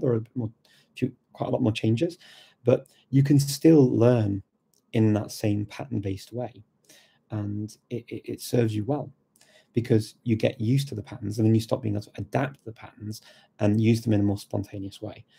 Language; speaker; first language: English; native; English